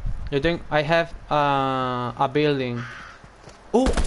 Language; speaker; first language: English; non-native, learner; Spanish